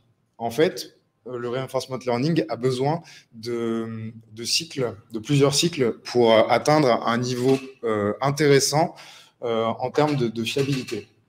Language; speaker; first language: French; native; French